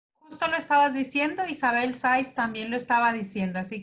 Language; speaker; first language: Spanish; native; Spanish